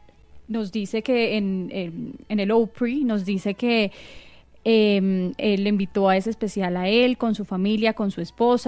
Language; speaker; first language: Spanish; native; Spanish